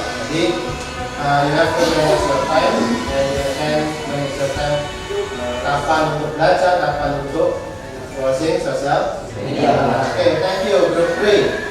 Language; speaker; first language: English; non-native, fluent; Indonesian